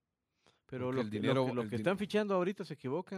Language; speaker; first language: Spanish; native; Spanish